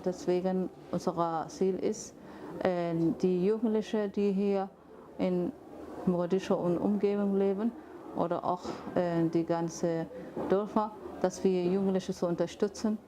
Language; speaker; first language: German; non-native, fluent; Somali